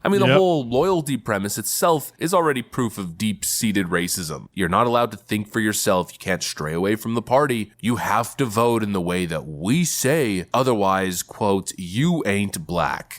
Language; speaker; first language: English; native; English